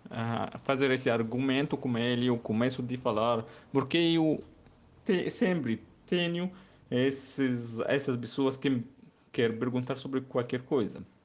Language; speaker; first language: Portuguese; non-native, learner; Arabic